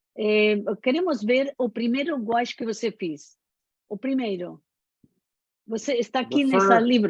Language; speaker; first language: Portuguese; non-native, learner; Spanish